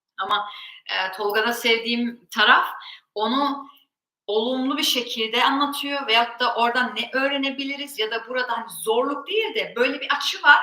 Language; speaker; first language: Turkish; early bilingual, heritage; Turkish